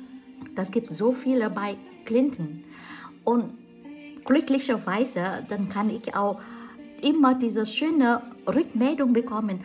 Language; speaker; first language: German; non-native, fluent; Vietnamese